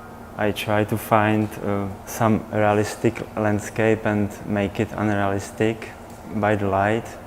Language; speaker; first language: English; non-native, fluent; Czech